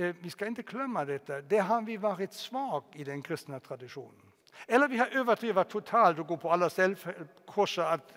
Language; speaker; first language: Swedish; non-native, fluent; German